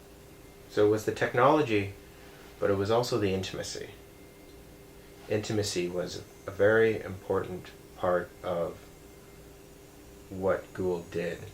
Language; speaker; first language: English; native; English